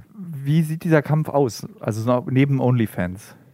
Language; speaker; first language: German; native; German